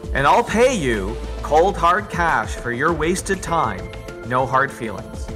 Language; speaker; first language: English; native; English